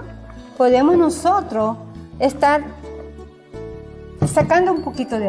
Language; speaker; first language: Portuguese; non-native, learner; Spanish